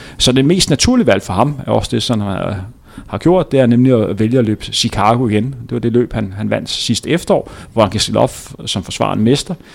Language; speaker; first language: Danish; native; Danish